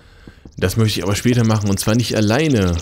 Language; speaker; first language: German; native; German